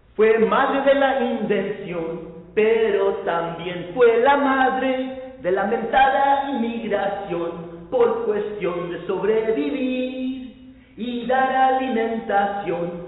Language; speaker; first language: Spanish; early bilingual, heritage; Spanish